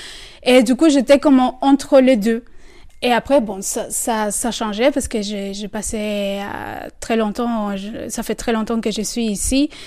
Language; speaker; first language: French; non-native, fluent; Spanish